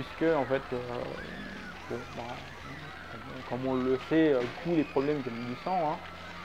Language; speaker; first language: French; native; French